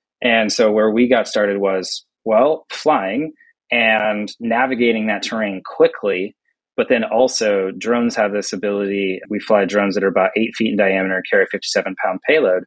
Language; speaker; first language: English; native; English